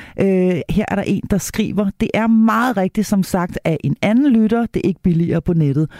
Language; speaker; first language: Danish; native; Danish